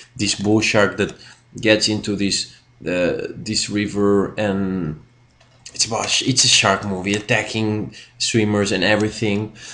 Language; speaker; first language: English; non-native, fluent; Spanish